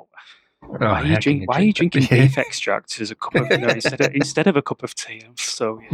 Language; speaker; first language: English; native; English